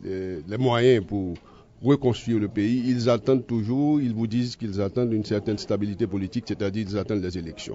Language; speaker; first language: French; native; French